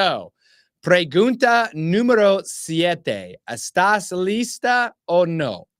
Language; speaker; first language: Spanish; non-native, learner; English